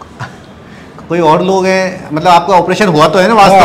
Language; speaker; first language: Hindi; native; Hindi